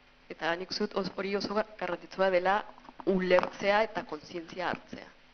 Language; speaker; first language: Basque; non-native, fluent; Spanish